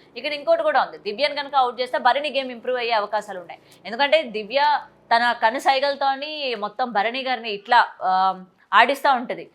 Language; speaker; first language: Telugu; native; Telugu